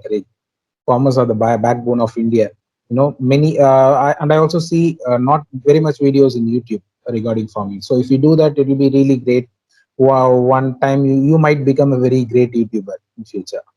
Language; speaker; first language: English; non-native, local second language; Tamil